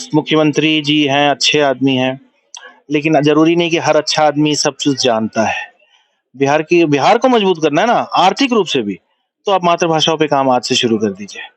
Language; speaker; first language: Hindi; non-native, local second language; Bhojpuri